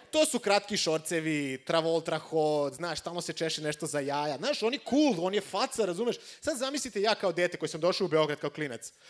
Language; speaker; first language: Croatian; non-native, fluent; Macedonian